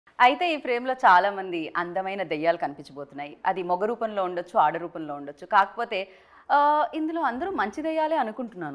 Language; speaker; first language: Telugu; native; Telugu